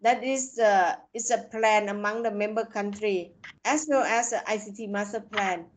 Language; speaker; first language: English; non-native, fluent; Thai